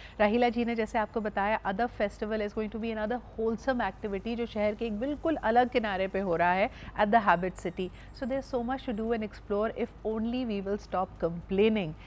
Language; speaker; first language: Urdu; native; Urdu